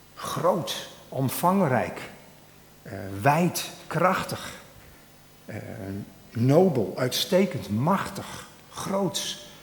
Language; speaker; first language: Dutch; native; Dutch